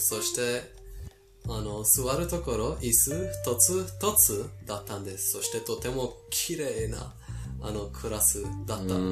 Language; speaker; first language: Japanese; non-native, fluent; Persian